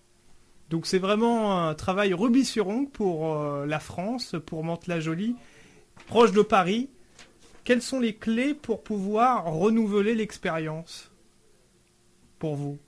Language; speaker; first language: French; native; French